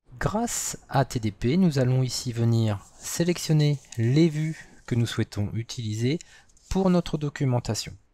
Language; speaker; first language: French; native; French